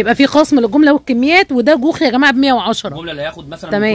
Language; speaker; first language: Arabic; native; Arabic